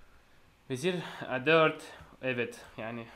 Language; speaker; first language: Turkish; non-native, fluent; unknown